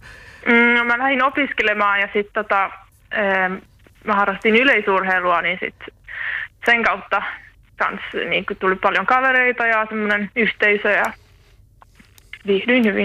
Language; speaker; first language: Finnish; native; Finnish